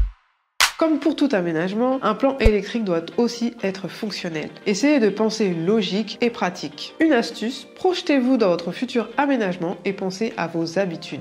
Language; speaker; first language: French; native; French